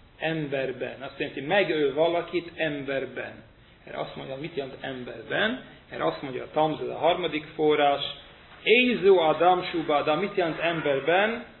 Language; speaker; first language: Hungarian; non-native, fluent; English